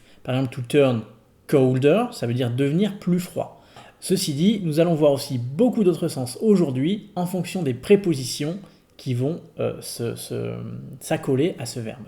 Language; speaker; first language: French; native; French